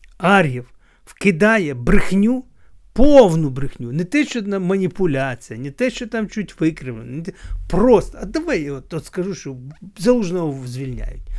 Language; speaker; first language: Ukrainian; non-native, local second language; Russian